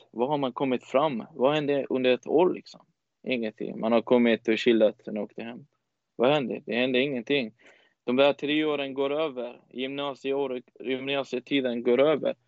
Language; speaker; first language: Swedish; non-native, fluent; Persian